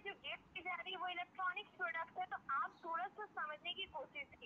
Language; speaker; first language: Hindi; native; Hindi